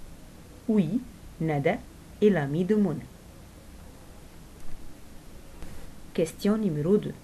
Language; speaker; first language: French; non-native, fluent; Arabic